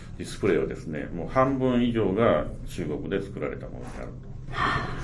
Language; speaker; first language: Japanese; native; Japanese